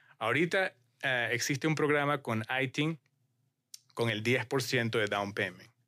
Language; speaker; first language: Spanish; native; Spanish